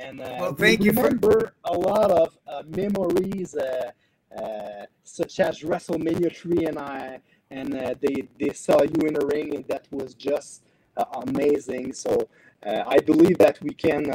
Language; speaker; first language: English; non-native, learner; French